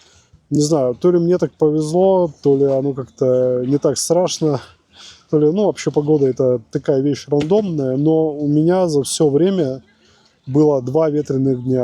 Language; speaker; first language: Russian; native; Russian